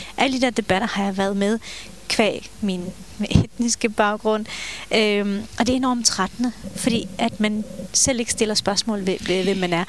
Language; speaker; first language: Danish; early bilingual, other home language; Turkish